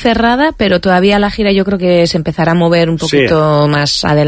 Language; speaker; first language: Spanish; native; Spanish